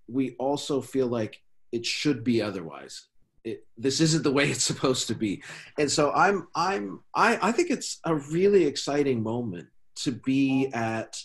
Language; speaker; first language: English; native; English